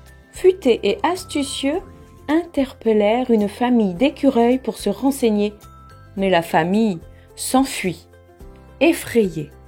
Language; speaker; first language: French; native; French